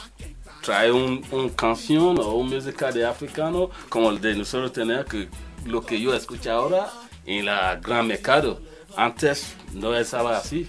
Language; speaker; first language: Spanish; non-native, learner; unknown